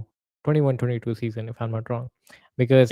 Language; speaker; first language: English; non-native, fluent; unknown